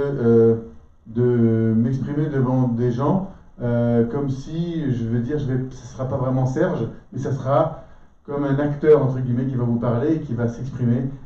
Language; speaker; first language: French; native; French